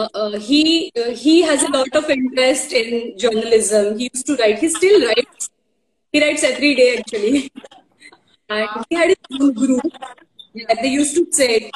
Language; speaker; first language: English; non-native, local second language; Marathi